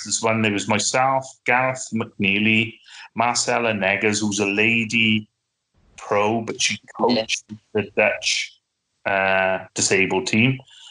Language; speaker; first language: English; native; English